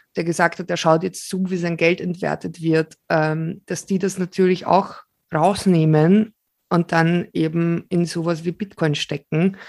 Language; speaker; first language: German; early bilingual, other home language; Slovak